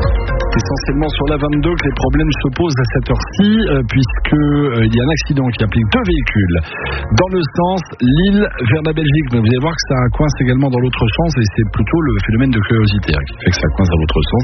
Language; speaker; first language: French; native; French